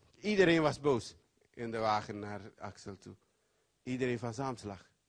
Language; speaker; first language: Dutch; non-native, fluent; Papiamento